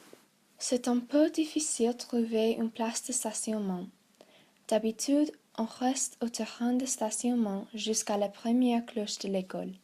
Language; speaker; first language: French; non-native, learner; English